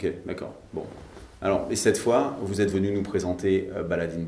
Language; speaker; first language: French; native; French